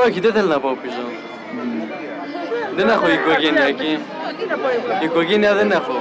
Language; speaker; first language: Greek; non-native, learner; Persian